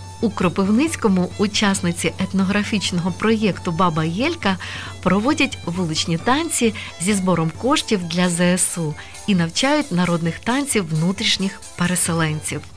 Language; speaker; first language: Ukrainian; native; Ukrainian